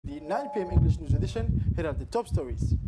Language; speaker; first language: English; non-native, fluent; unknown